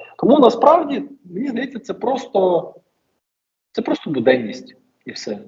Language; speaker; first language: Ukrainian; native; Ukrainian